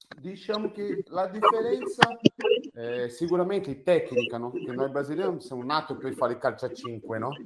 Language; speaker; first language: Italian; non-native, fluent; Portuguese